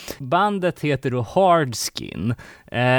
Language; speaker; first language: Swedish; native; Swedish